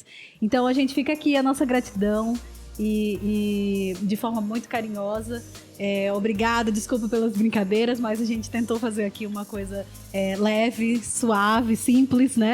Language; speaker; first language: Portuguese; native; Portuguese